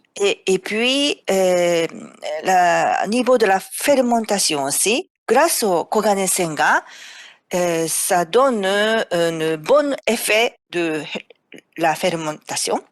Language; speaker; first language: French; non-native, fluent; Japanese